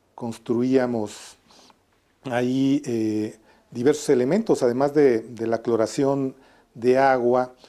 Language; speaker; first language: Spanish; native; Spanish